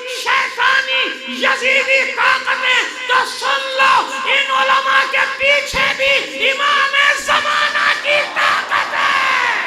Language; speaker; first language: Urdu; native; Urdu